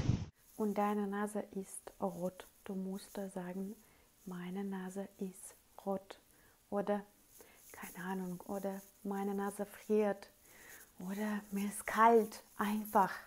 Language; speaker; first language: German; non-native, fluent; Russian